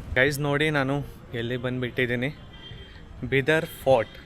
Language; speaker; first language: Kannada; non-native, learner; Hindi